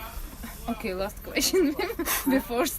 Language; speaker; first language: English; non-native, learner; Russian